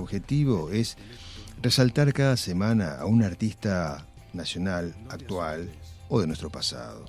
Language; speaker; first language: Spanish; native; Spanish